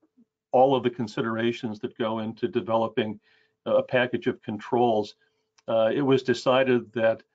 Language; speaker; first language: English; native; English